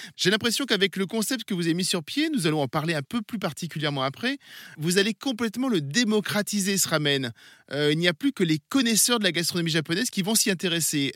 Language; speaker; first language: French; native; French